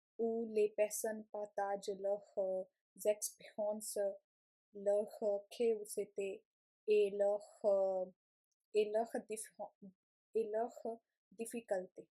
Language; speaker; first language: French; non-native, learner; Punjabi